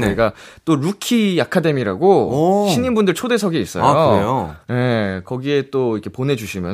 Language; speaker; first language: Korean; native; Korean